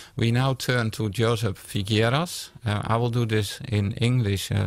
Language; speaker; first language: English; non-native, fluent; Dutch